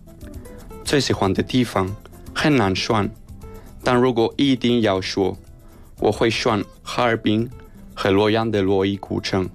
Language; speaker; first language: Chinese; non-native, learner; Spanish